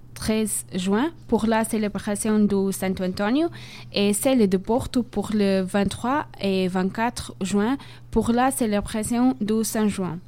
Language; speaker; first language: French; non-native, fluent; Portuguese